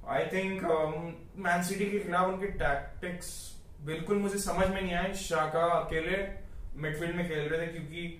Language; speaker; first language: Hindi; native; Hindi